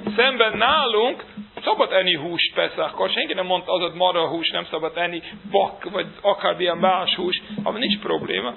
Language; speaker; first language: Hungarian; non-native, fluent; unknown